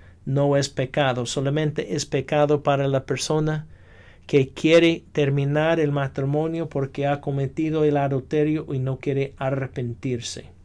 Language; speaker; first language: Spanish; non-native, fluent; English